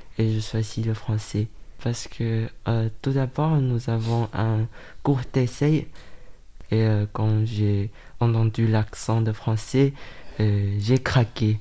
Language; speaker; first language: French; non-native, fluent; Chinese